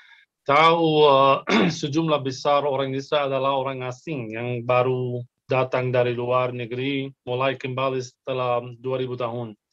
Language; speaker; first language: Indonesian; non-native, fluent; Arabic